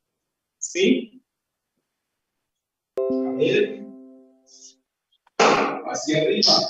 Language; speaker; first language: Spanish; native; Spanish